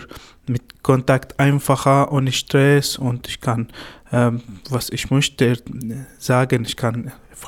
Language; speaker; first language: German; non-native, learner; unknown